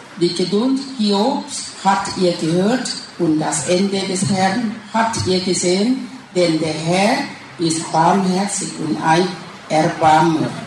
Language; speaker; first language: German; non-native, learner; Thai